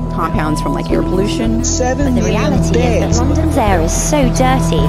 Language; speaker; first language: English; native; English